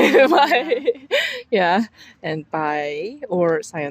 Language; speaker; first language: English; non-native, fluent; Korean